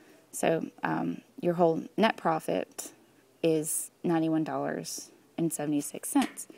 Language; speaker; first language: English; native; English